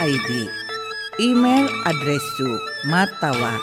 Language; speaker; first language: Japanese; non-native, fluent; Indonesian